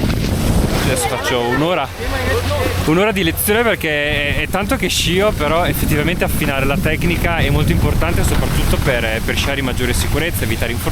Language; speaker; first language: Italian; native; Italian